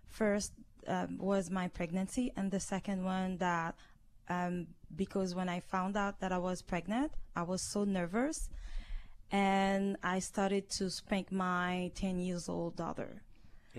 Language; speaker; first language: English; non-native, learner; Haitian Creole